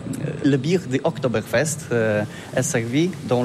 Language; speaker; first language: French; non-native, learner; Polish